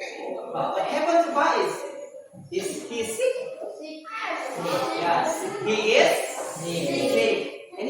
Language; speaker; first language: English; non-native, learner; Indonesian